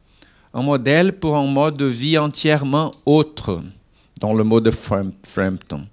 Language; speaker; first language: French; non-native, fluent; Portuguese